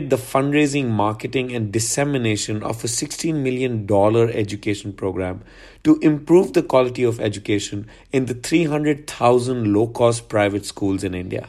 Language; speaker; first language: English; non-native, local second language; Hindi